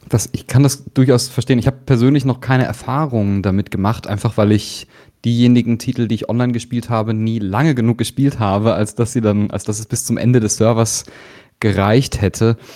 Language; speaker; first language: German; native; German